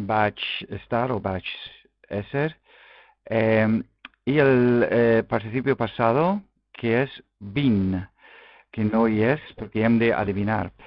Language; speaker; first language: Catalan; non-native, local second language; Spanish